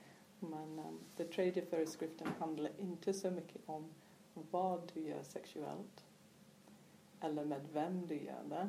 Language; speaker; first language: Swedish; non-native, fluent; English